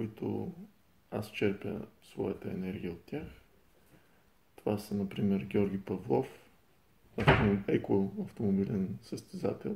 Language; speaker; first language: Bulgarian; native; Bulgarian